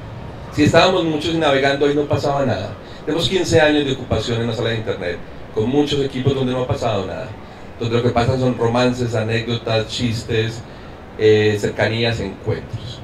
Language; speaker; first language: Spanish; native; Spanish